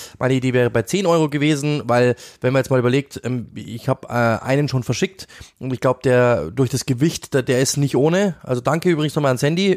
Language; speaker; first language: German; native; German